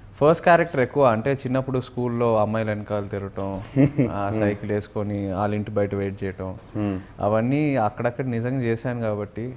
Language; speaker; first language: Telugu; native; Telugu